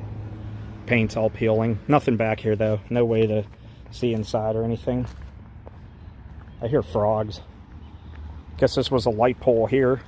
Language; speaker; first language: English; native; English